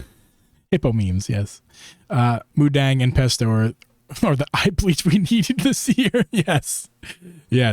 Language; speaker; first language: English; native; English